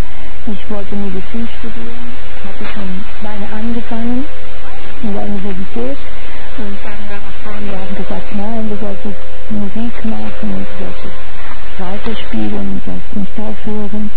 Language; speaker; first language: German; non-native, fluent; Portuguese